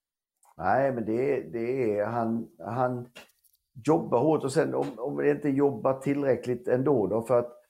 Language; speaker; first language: Swedish; native; Swedish